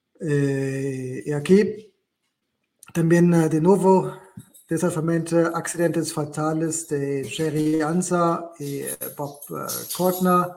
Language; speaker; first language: Spanish; non-native, learner; German